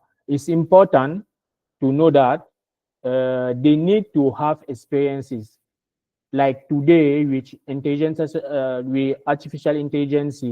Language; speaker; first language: English; non-native, learner; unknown